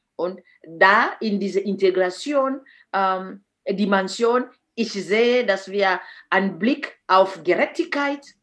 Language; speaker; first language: German; non-native, fluent; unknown